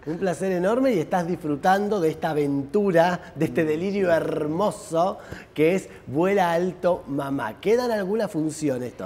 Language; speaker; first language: Spanish; native; Spanish